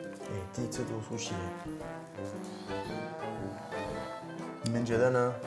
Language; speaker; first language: Chinese; non-native, fluent; French